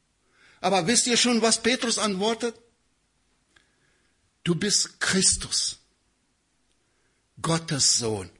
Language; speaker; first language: German; non-native, learner; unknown